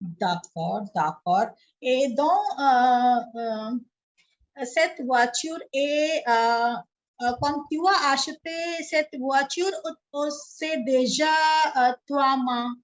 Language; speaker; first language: French; non-native, learner; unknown